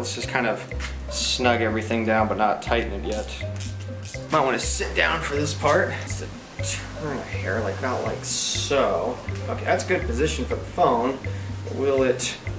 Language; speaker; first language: English; native; English